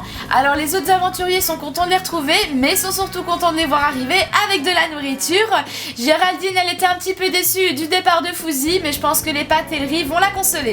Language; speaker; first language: French; native; French